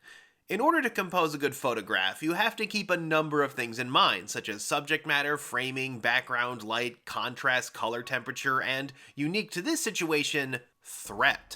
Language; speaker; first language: English; native; English